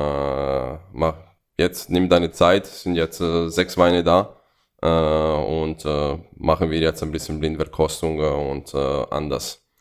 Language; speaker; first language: German; non-native, fluent; Italian